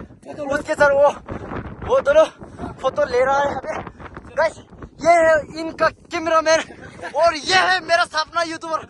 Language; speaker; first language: Hindi; non-native, local second language; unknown